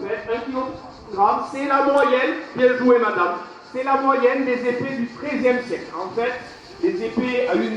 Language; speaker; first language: French; native; French